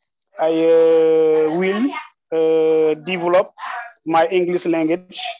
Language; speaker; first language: English; non-native, learner; French